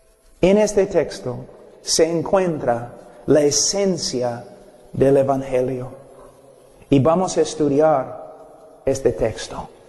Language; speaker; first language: Spanish; non-native, fluent; English